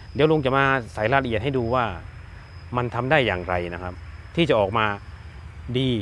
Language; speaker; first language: Thai; non-native, local second language; Northeastern Thai